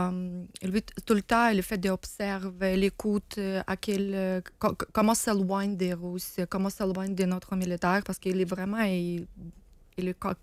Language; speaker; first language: French; non-native, learner; Ukrainian